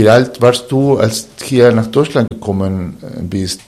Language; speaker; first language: German; non-native, fluent; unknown